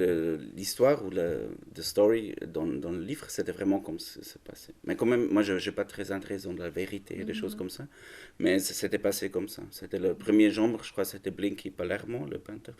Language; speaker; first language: French; non-native, learner; German